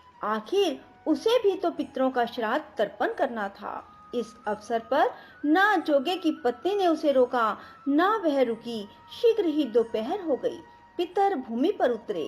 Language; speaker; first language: Hindi; native; Hindi